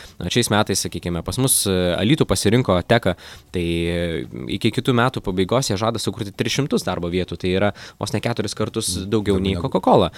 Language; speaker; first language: Lithuanian; native; Lithuanian